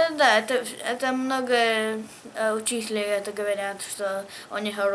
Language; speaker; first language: Russian; early bilingual, heritage; English